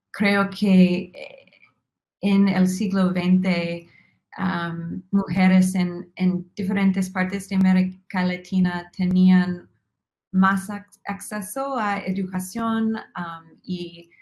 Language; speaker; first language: Spanish; non-native, fluent; English